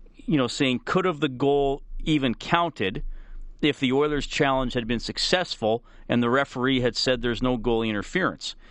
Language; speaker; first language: English; native; English